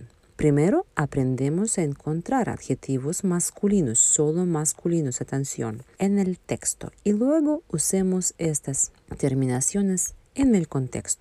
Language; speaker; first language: Spanish; non-native, fluent; Russian